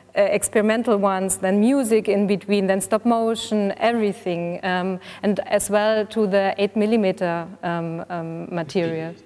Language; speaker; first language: English; non-native, fluent; German